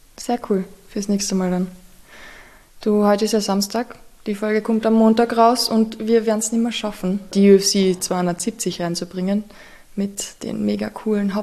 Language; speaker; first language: German; native; German